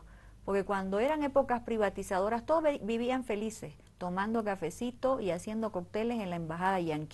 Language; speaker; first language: Spanish; native; Spanish